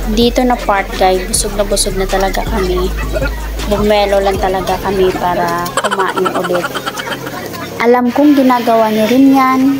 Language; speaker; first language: Filipino; non-native, local second language; Hiligaynon